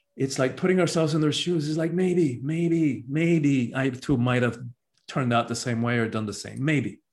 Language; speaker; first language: English; early bilingual, other home language; Spanish